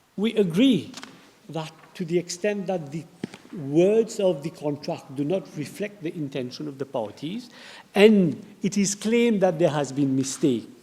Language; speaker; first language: English; non-native, local second language; Morisyen